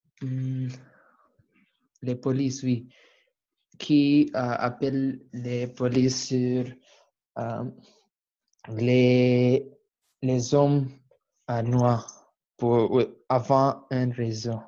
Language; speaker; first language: French; non-native, learner; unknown